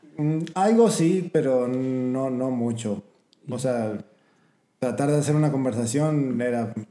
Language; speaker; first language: Spanish; native; Spanish